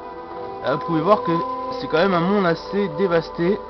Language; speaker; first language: French; native; French